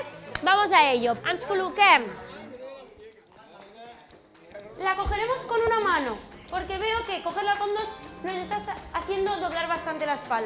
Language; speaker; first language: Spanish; non-native, local second language; Catalan